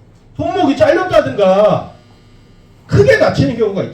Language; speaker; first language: Korean; native; Korean